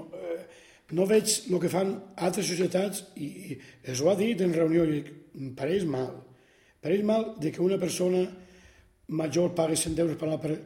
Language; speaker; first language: Catalan; native; Catalan